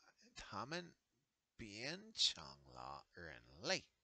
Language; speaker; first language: Chinese; non-native, learner; English